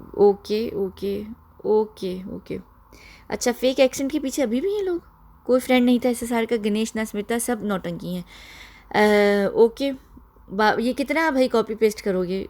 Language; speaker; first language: Urdu; early bilingual, heritage; Hindi